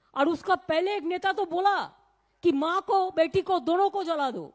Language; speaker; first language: Hindi; non-native, local second language; Bangla